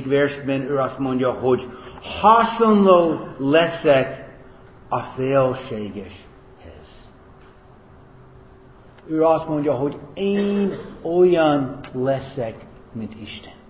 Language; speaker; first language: Hungarian; non-native, fluent; English